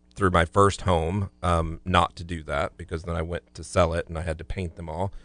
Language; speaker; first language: English; native; English